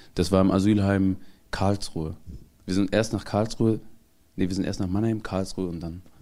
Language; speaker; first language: German; early bilingual, other home language; Tigrinya